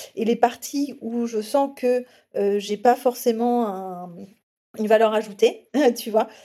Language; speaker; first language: French; native; French